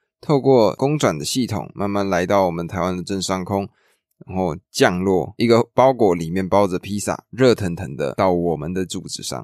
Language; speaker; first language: Chinese; native; Chinese